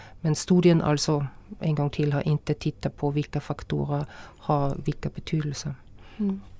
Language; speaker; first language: Swedish; non-native, fluent; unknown